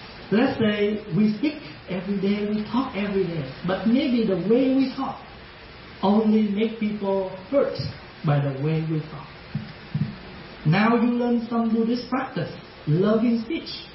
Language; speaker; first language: English; early bilingual, other home language; Vietnamese